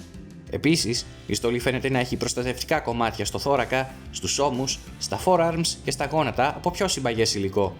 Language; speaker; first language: Greek; native; Greek